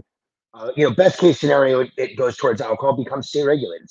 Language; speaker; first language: English; native; English